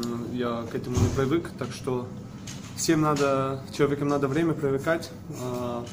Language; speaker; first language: Russian; non-native, learner; German